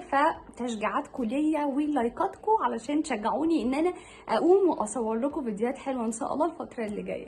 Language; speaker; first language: Arabic; native; Arabic